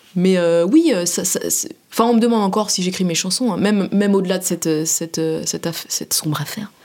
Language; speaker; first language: French; native; French